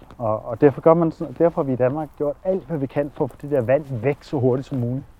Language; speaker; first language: Danish; native; Danish